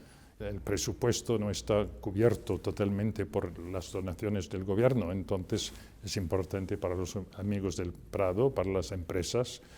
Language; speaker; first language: Spanish; non-native, fluent; French